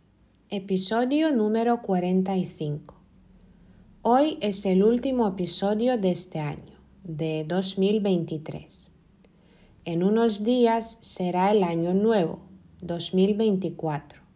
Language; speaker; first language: Spanish; non-native, fluent; Lithuanian